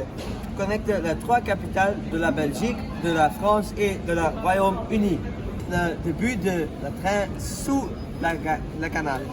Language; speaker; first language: French; non-native, learner; Dutch